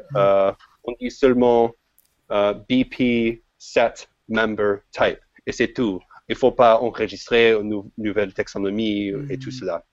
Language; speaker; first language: French; non-native, fluent; English